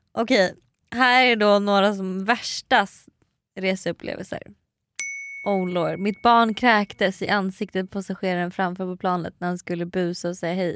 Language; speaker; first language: Swedish; native; Swedish